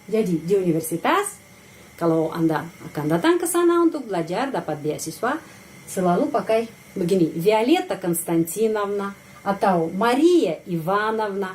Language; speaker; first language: Indonesian; non-native, fluent; Russian